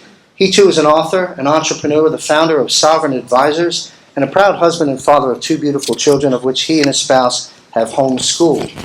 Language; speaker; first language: English; native; English